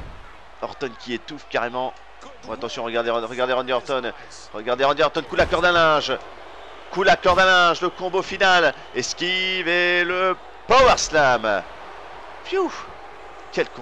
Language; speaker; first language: French; native; French